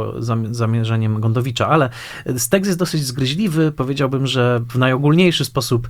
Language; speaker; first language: Polish; native; Polish